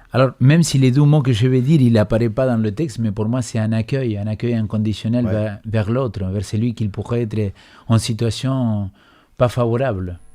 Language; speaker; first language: French; non-native, fluent; Spanish